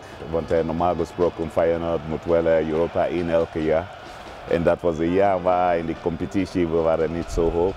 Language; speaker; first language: Dutch; non-native, fluent; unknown